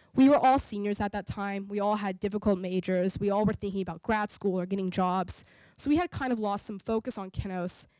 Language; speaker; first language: English; native; English